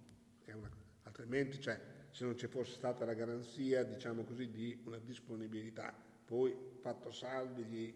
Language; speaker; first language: Italian; native; Italian